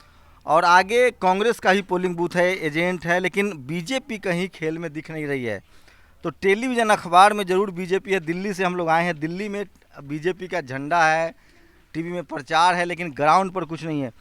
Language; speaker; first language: Hindi; native; Hindi